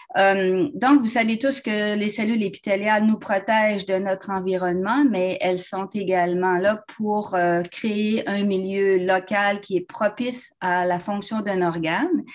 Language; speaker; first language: French; native; French